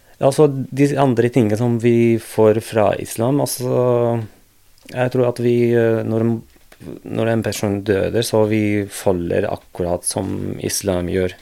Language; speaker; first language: Norwegian; non-native, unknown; Arabic